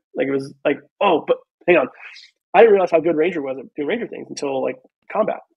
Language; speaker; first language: English; native; English